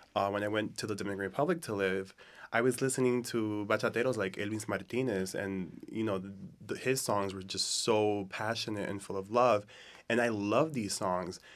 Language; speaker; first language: English; native; English